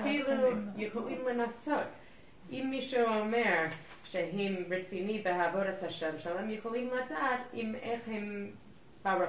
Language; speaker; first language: Hebrew; non-native, learner; English